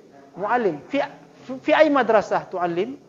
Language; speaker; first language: Arabic; non-native, fluent; Indonesian